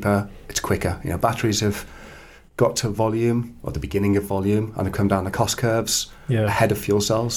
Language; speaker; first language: English; native; English